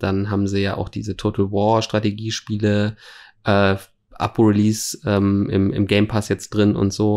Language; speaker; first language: German; native; German